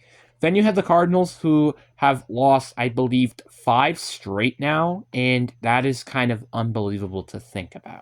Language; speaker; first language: English; native; English